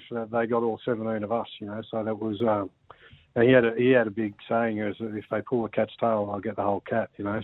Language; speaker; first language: English; native; English